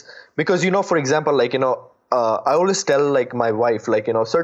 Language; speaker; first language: English; non-native, local second language; Gujarati